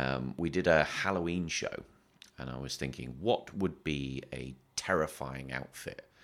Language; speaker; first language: English; native; English